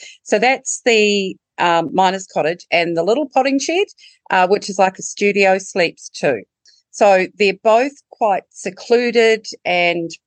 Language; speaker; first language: English; native; English